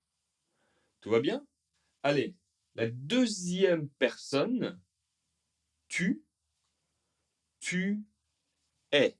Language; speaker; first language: French; native; French